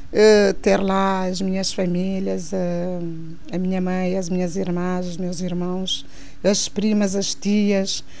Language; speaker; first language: Portuguese; non-native, local second language; Kabuverdianu